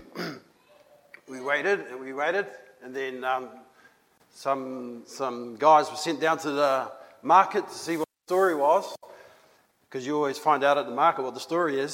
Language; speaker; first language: English; native; English